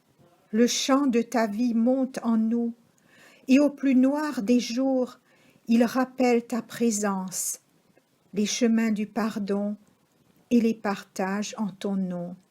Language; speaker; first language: French; native; French